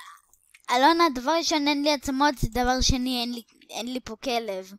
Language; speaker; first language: Hebrew; native; Hebrew